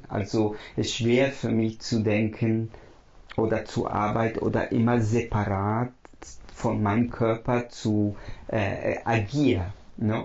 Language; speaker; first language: German; non-native, fluent; Italian